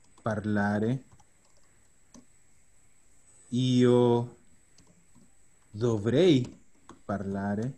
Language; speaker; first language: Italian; non-native, fluent; Spanish